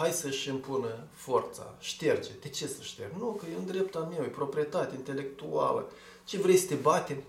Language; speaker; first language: Romanian; native; Romanian